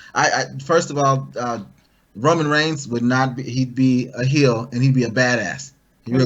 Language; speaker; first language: English; native; English